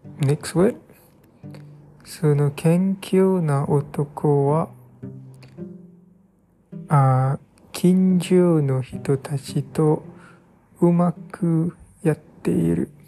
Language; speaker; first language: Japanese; non-native, learner; English